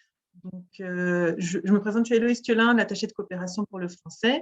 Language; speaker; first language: French; native; French